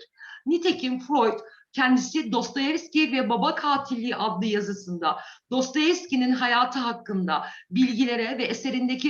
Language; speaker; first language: Turkish; native; Turkish